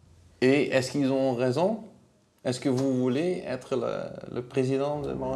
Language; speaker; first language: French; non-native, learner; Dutch